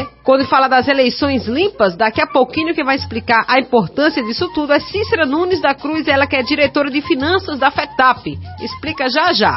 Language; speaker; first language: Portuguese; native; Portuguese